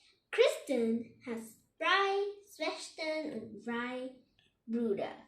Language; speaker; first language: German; non-native, learner; Vietnamese